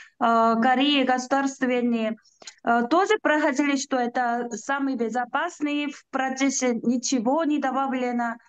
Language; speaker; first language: Russian; non-native, learner; Korean